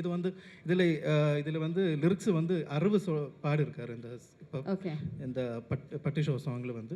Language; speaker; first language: Tamil; non-native, fluent; Malayalam